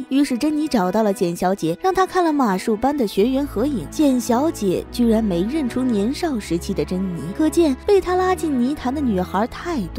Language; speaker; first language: Chinese; native; Chinese